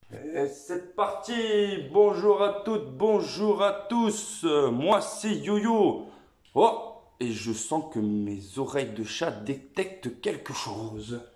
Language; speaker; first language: French; native; French